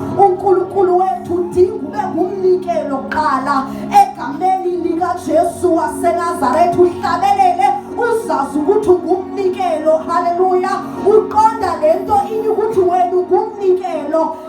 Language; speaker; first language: Zulu; non-native, local second language; Xhosa